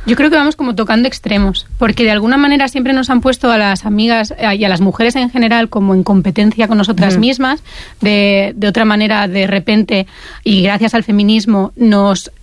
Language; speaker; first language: Spanish; native; Spanish